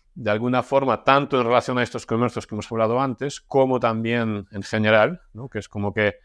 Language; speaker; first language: Spanish; non-native, fluent; Russian